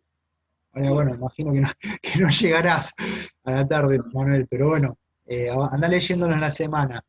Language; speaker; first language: Spanish; native; Spanish